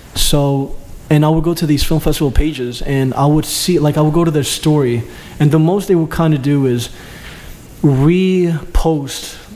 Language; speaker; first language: English; early bilingual, other home language; Albanian